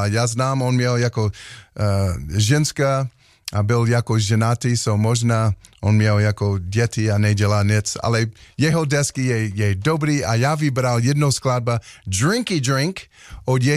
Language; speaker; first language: Slovak; non-native, learner; English